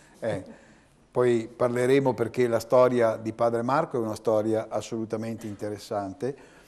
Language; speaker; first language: Italian; native; Italian